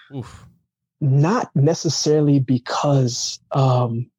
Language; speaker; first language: English; early bilingual, other home language; Jamaican Creole English